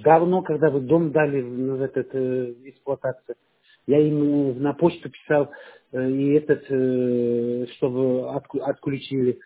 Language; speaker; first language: Russian; non-native, fluent; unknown